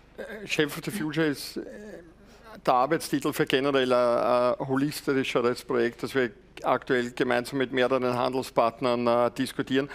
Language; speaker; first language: German; native; German